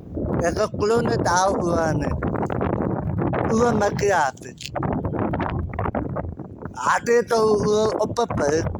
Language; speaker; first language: Dutch; non-native, learner; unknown